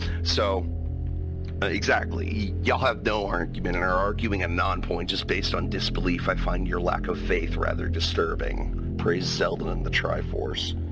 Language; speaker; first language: English; native; English